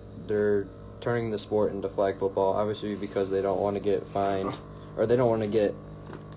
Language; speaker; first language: English; native; English